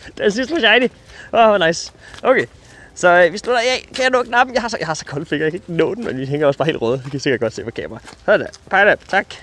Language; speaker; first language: Danish; native; Danish